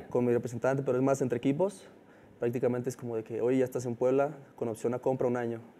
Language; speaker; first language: Spanish; native; Spanish